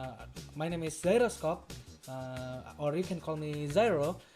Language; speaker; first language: English; non-native, learner; Indonesian